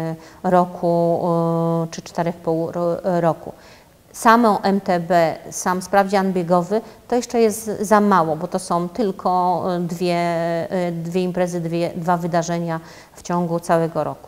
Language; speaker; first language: Polish; native; Polish